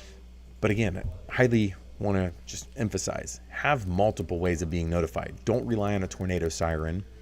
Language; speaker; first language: English; native; English